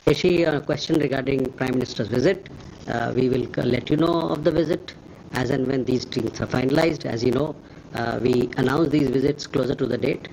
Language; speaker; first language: English; non-native, local second language; Hindi